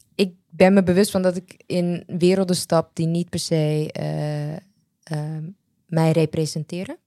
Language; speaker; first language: Dutch; native; Dutch